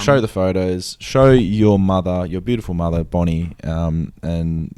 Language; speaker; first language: English; native; English